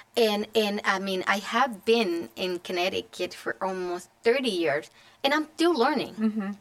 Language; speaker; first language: English; non-native, fluent; Spanish